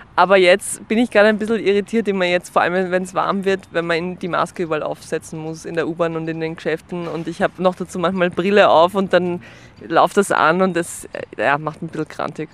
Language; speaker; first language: German; native; German